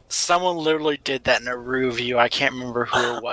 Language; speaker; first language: English; native; English